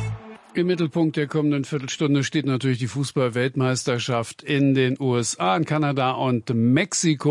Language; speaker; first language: German; native; German